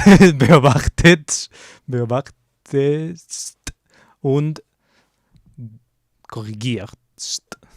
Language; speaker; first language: German; non-native, learner; English